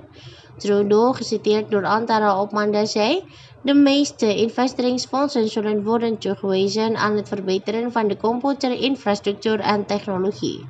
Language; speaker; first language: Dutch; non-native, fluent; Indonesian